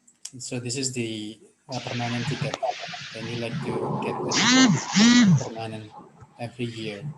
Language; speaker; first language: English; non-native, fluent; Indonesian